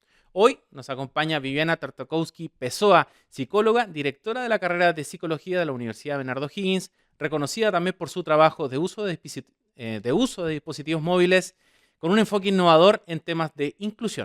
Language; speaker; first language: Spanish; native; Spanish